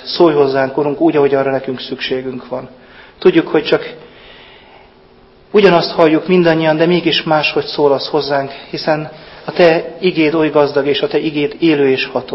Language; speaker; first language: Hungarian; native; Hungarian